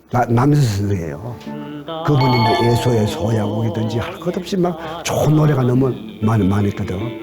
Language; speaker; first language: Korean; native; Korean